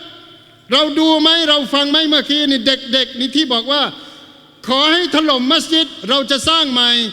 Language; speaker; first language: Thai; non-native, local second language; Malay